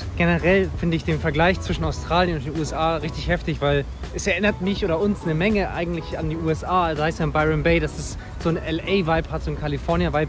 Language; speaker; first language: German; native; German